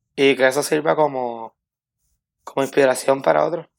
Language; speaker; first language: Spanish; native; Spanish